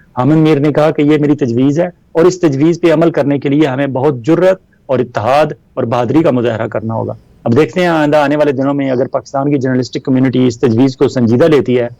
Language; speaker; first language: Urdu; non-native, local second language; Punjabi